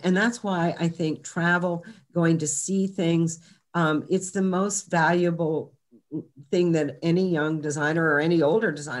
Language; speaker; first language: English; native; English